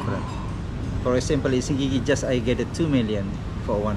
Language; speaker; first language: English; non-native, learner; Indonesian